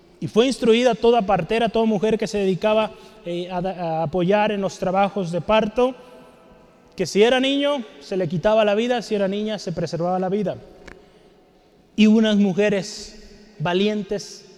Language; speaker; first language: Spanish; native; Spanish